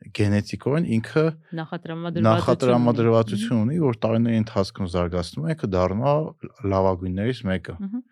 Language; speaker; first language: Armenian; native; Armenian